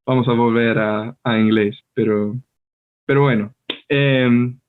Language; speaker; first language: Spanish; non-native, fluent; English